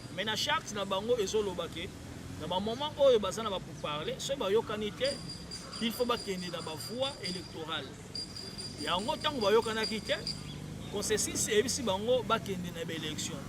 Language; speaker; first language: Lingala; native; Lingala